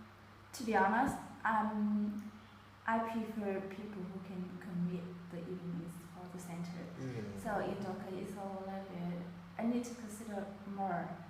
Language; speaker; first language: English; non-native, fluent; Vietnamese